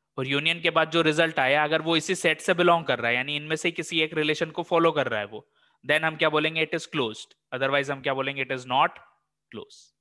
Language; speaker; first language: Hindi; native; Hindi